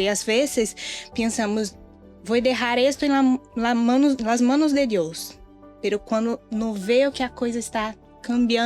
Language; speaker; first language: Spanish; non-native, learner; Portuguese